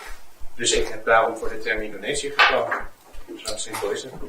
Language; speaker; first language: Dutch; non-native, fluent; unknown